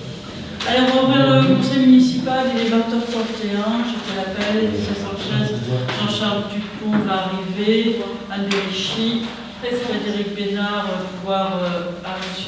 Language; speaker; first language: French; native; French